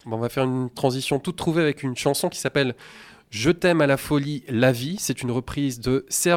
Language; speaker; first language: French; native; French